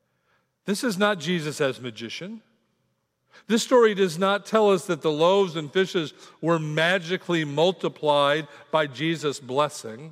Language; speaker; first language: English; native; English